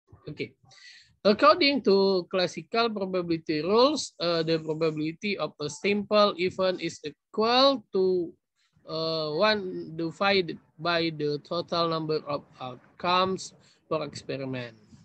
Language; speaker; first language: English; non-native, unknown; Indonesian